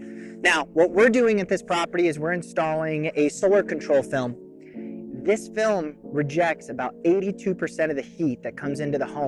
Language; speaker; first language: English; native; English